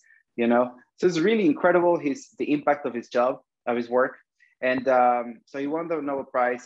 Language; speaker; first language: English; non-native, fluent; Spanish